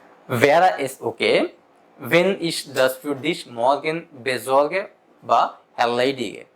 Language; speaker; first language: German; non-native, fluent; Bangla